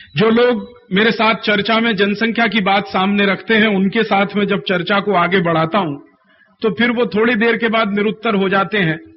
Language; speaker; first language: Hindi; native; Hindi